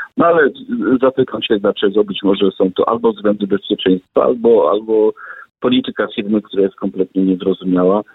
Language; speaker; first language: Polish; native; Polish